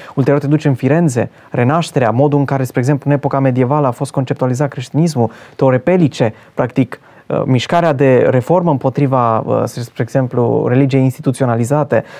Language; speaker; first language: Romanian; native; Romanian